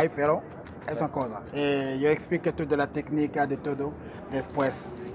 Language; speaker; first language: Spanish; non-native, learner; Portuguese